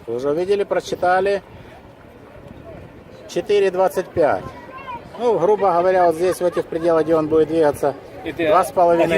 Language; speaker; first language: Russian; native; Russian